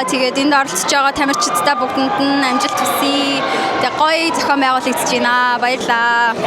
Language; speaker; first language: Mongolian; native; Mongolian